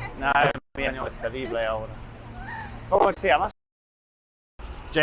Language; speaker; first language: Spanish; non-native, learner; English